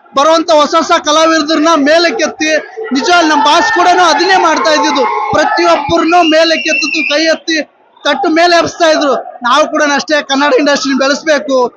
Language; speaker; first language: Kannada; native; Kannada